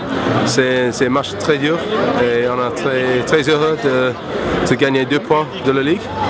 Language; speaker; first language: French; non-native, learner; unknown